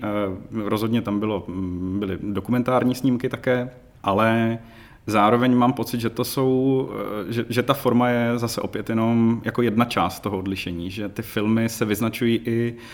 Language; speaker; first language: Czech; native; Czech